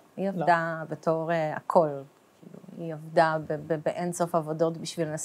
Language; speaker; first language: Hebrew; early bilingual, other home language; Russian